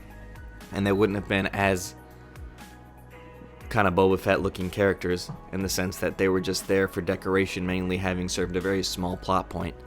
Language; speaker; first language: English; native; English